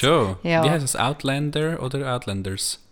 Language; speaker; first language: German; native; German